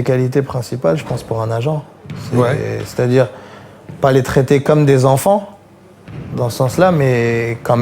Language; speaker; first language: French; native; French